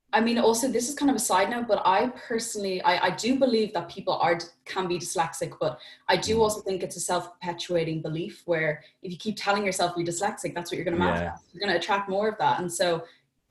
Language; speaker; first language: English; native; English